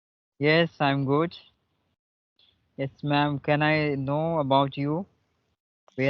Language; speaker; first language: English; non-native, local second language; Hindi